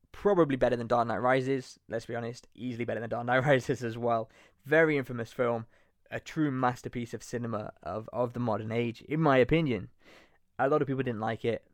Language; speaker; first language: English; native; English